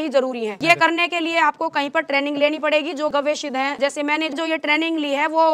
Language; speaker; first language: Hindi; native; Hindi